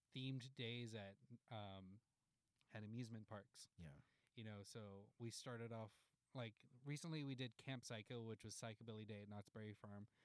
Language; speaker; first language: English; early bilingual, other home language; Spanish